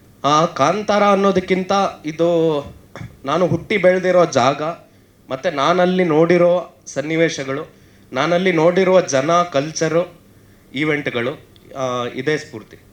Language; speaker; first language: Kannada; native; Kannada